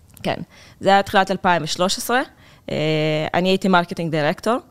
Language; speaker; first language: Hebrew; non-native, fluent; Russian